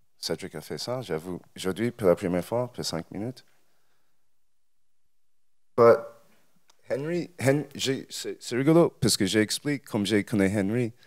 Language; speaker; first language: French; non-native, learner; English